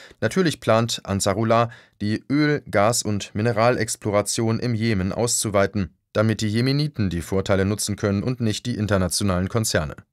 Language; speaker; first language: German; native; German